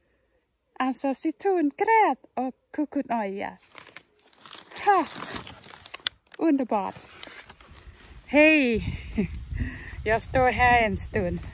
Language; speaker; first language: Swedish; non-native, fluent; Thai